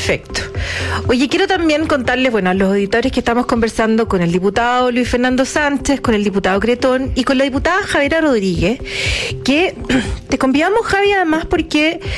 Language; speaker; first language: Spanish; native; Spanish